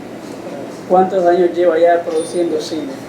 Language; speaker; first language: Spanish; native; Spanish